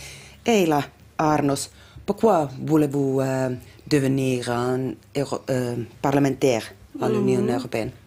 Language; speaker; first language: French; non-native, fluent; Finnish